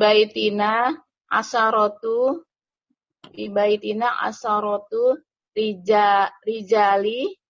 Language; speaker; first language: Arabic; non-native, learner; Indonesian